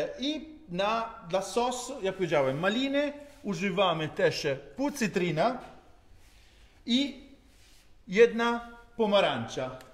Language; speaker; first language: Polish; non-native, learner; Italian